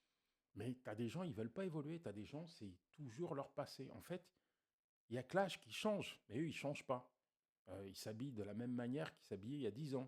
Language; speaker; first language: French; native; French